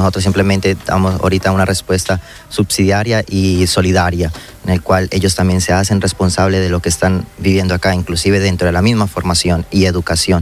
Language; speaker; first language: Spanish; native; Spanish